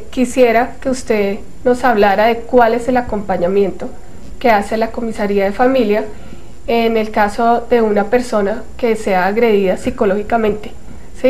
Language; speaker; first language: Spanish; native; Spanish